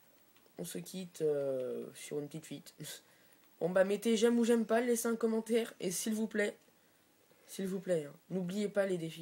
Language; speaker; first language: French; native; French